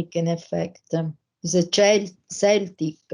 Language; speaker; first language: English; non-native, learner; Italian